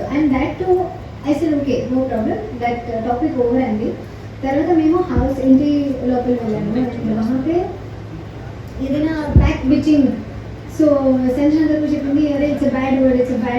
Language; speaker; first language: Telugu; non-native, learner; Hindi